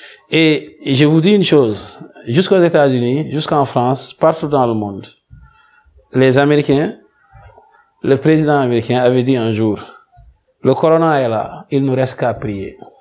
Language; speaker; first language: French; non-native, local second language; Wolof